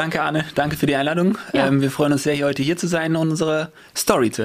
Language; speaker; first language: German; native; German